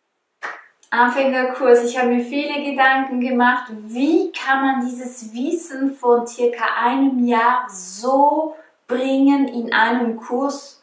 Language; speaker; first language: German; non-native, fluent; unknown